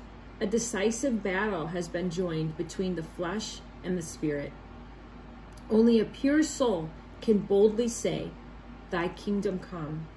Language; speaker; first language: English; native; English